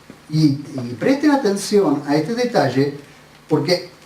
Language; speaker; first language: Spanish; native; Spanish